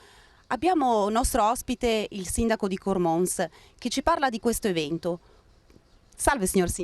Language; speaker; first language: Italian; native; Italian